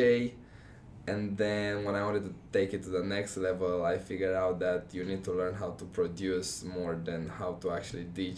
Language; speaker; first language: English; non-native, fluent; Romanian